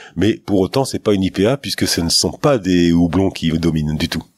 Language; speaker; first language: French; native; French